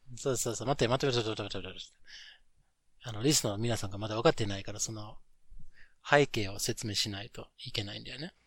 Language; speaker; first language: Japanese; non-native, fluent; English